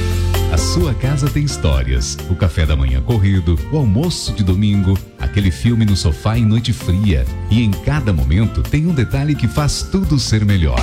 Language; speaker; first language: Portuguese; native; Portuguese